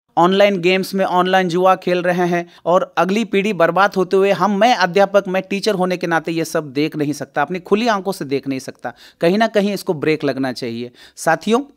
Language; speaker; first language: Hindi; non-native, local second language; Marathi